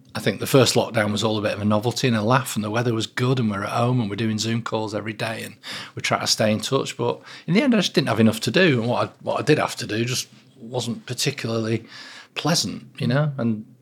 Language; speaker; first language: English; native; English